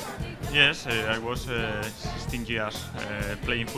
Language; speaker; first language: English; non-native, learner; Spanish